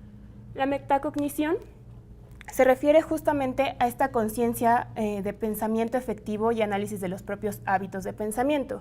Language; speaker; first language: Spanish; native; Spanish